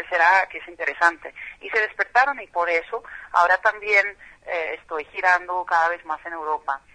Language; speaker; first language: Spanish; non-native, fluent; Dutch